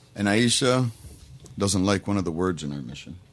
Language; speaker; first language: English; native; English